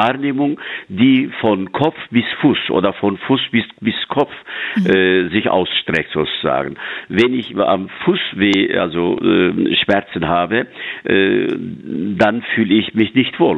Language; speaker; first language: German; non-native, fluent; Turkish